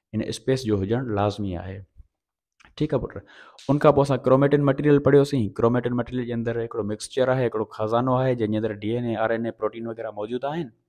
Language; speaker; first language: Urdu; non-native, local second language; Sindhi